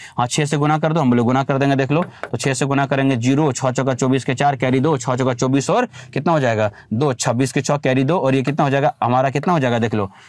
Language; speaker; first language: Hindi; native; Hindi